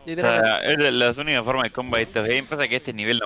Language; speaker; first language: Spanish; native; Spanish